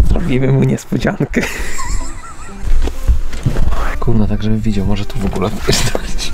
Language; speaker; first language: Polish; native; Polish